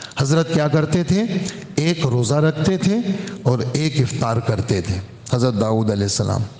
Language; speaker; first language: Urdu; native; Urdu